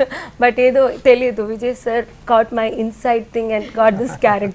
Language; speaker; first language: Telugu; non-native, learner; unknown